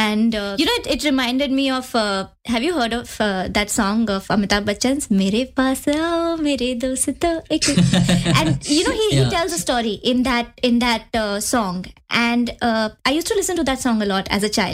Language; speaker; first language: English; non-native, local second language; Hindi